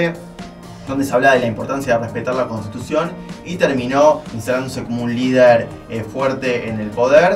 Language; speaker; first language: Spanish; native; Spanish